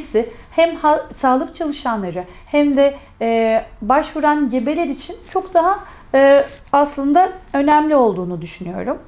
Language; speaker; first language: Turkish; native; Turkish